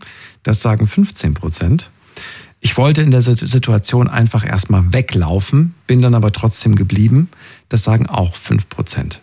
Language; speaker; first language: German; native; German